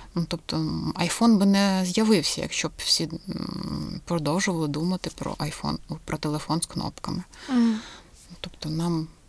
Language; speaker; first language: Ukrainian; non-native, local second language; Russian